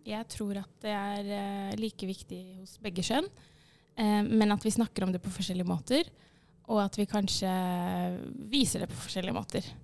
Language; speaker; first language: Norwegian; early bilingual, other home language; Arabic